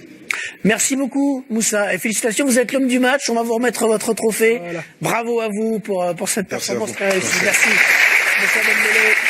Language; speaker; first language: French; native; French